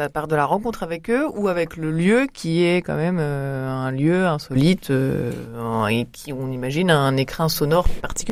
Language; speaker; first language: French; native; French